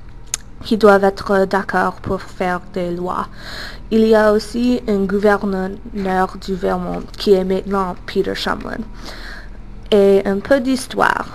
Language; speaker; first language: French; non-native, learner; English